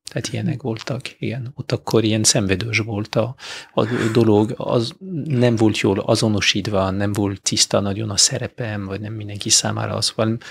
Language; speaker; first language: Hungarian; non-native, fluent; French